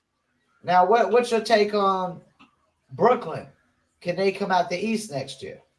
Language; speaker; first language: English; native; English